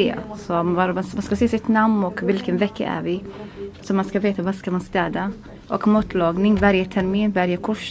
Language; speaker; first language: Swedish; non-native, learner; Arabic